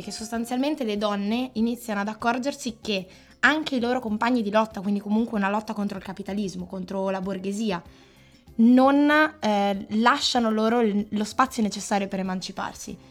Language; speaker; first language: Italian; native; Italian